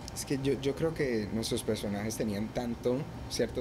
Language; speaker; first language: Spanish; early bilingual, heritage; Spanish